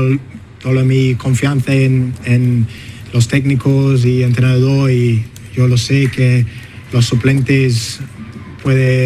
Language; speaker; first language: Spanish; non-native, learner; English